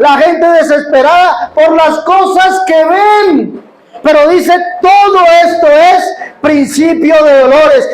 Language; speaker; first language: Spanish; native; Spanish